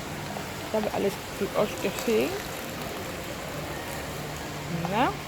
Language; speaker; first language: German; non-native, learner; Lingala